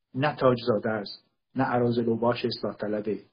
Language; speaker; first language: Persian; non-native, local second language; Kurdish